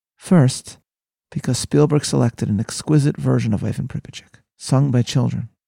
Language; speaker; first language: English; native; English